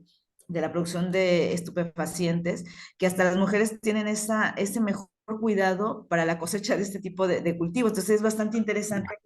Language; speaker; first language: Spanish; native; Spanish